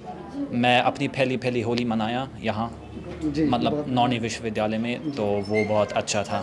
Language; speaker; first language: Hindi; non-native, fluent; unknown